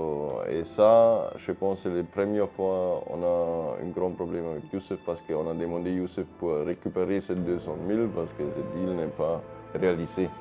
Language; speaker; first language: French; non-native, fluent; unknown